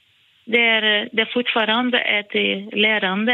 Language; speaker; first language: Swedish; non-native, fluent; Portuguese